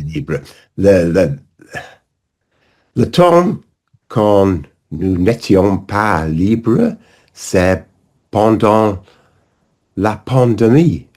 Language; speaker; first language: French; non-native, learner; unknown